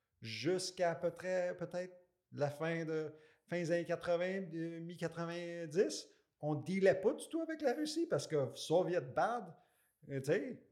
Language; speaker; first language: French; native; French